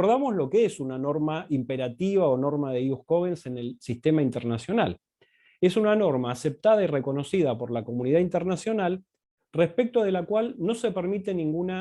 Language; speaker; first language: Spanish; native; Spanish